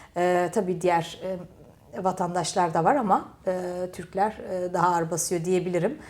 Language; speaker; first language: Turkish; early bilingual, heritage; Turkish